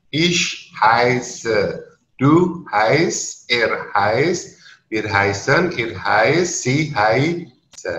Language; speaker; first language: German; non-native, learner; Indonesian